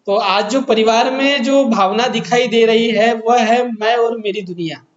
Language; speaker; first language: Hindi; non-native, local second language; Marathi